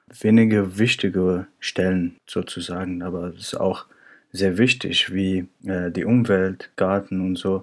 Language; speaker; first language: German; non-native, fluent; Arabic